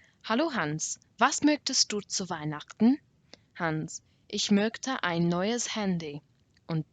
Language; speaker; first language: German; non-native, learner; English